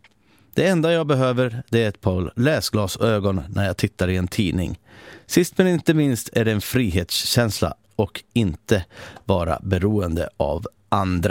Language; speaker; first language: Swedish; native; Swedish